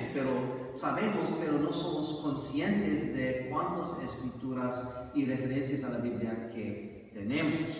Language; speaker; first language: Spanish; non-native, fluent; English